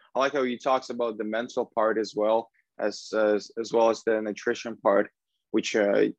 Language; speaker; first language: English; non-native, fluent; Russian